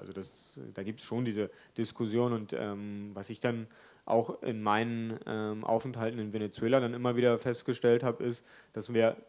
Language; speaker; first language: German; native; German